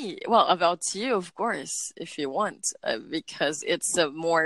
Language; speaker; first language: English; non-native, local second language; Filipino